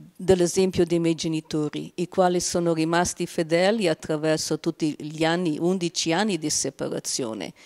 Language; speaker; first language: Italian; non-native, fluent; Slovenian